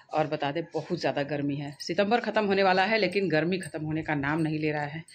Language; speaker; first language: Hindi; native; Hindi